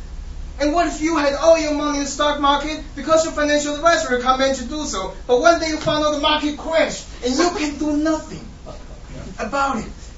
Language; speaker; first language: English; non-native, fluent; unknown